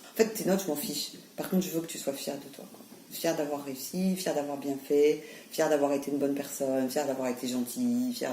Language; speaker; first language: French; native; French